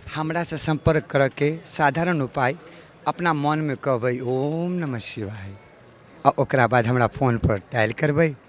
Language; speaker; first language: Maithili; native; Maithili